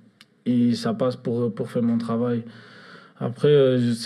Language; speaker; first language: French; non-native, fluent; Portuguese